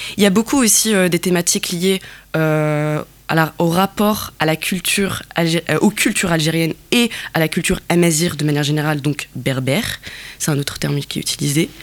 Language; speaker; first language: French; non-native, local second language; Kabyle